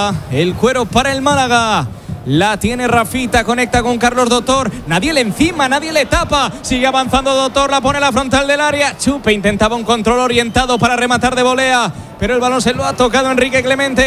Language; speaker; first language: Spanish; native; Spanish